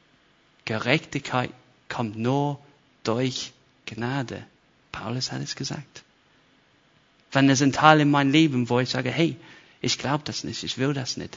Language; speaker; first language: German; non-native, fluent; English